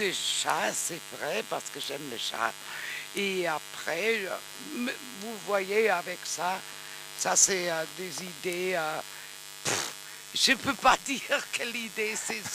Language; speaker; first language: French; non-native, fluent; German